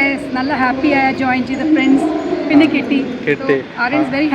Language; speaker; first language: Malayalam; non-native, learner; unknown